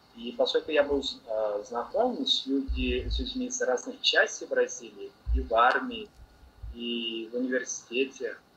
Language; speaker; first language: Russian; non-native, learner; Portuguese